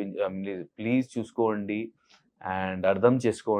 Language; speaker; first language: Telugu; non-native, learner; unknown